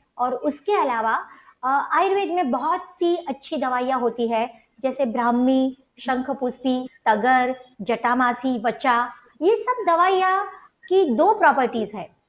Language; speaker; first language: Hindi; non-native, local second language; Gujarati